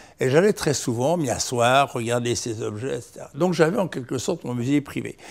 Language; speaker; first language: French; native; French